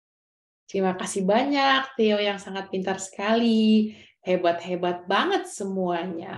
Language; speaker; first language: Indonesian; native; Indonesian